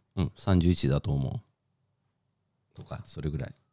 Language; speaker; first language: Japanese; non-native, fluent; Spanish